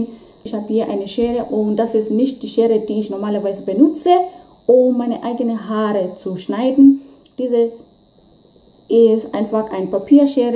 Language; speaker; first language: German; non-native, fluent; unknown